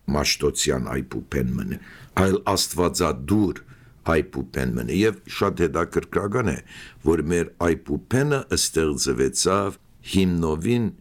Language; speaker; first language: Armenian; early bilingual, heritage; Armenian